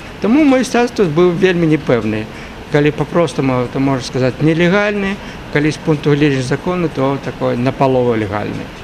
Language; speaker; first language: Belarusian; native; Belarusian